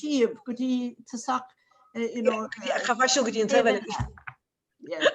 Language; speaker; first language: Irish; native; Irish